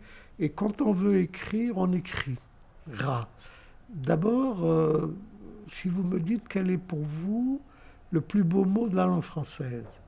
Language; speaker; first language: French; non-native, local second language; Arabic